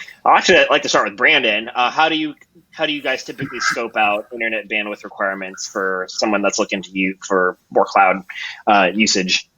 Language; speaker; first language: English; native; English